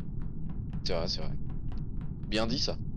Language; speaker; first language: French; native; French